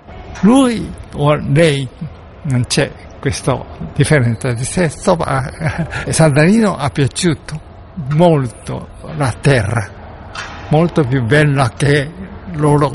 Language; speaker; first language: Italian; non-native, learner; Japanese